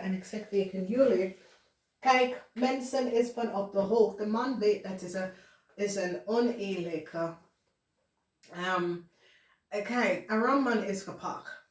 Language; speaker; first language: Dutch; non-native, fluent; English